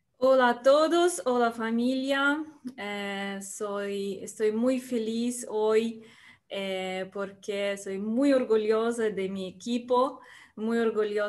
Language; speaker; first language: Spanish; non-native, learner; Russian